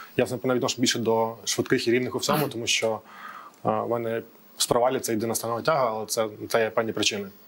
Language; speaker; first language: Ukrainian; native; Ukrainian